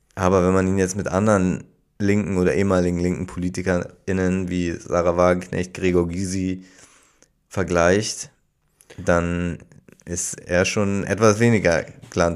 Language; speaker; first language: German; native; German